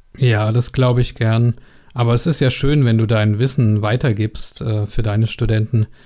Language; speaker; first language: German; native; German